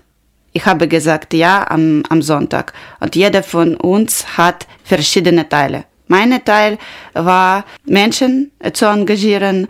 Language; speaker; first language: German; non-native, learner; Ukrainian